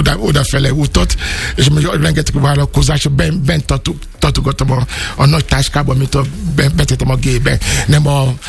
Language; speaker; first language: Hungarian; non-native, learner; Yoruba